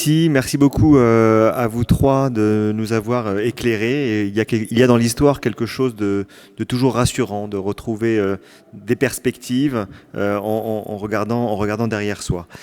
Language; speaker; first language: French; native; French